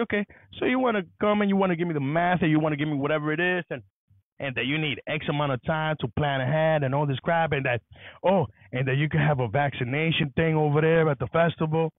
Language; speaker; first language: English; early bilingual, other home language; Spanish